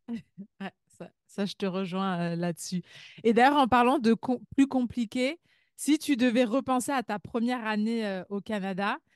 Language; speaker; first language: French; native; French